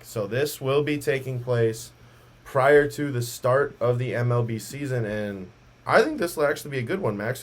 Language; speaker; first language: English; native; English